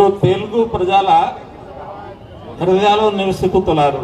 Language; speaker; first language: Telugu; non-native, learner; Hindi